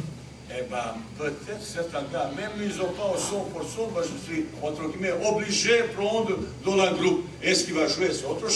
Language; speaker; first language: French; non-native, learner; Bosnian